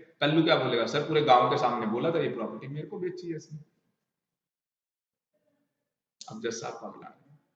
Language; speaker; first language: Hindi; native; Hindi